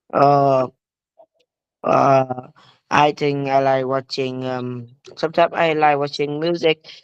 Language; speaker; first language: English; non-native, learner; Vietnamese